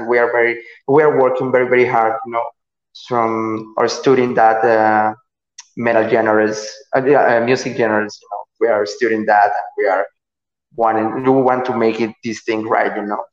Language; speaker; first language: English; non-native, learner; Spanish